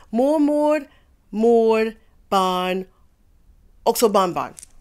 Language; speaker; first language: Swedish; non-native, learner; English